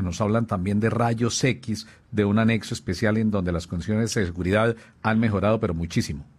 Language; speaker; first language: Spanish; native; Spanish